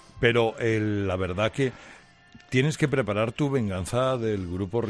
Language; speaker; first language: Spanish; native; Spanish